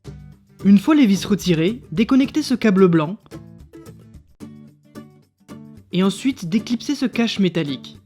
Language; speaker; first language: French; native; French